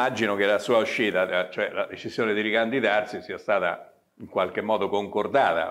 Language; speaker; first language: Italian; native; Italian